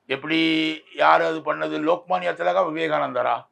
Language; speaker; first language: Tamil; native; Tamil